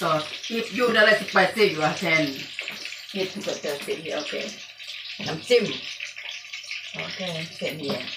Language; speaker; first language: English; non-native, learner; Thai